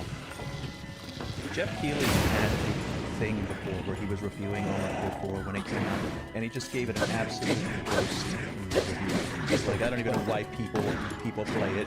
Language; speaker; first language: English; native; English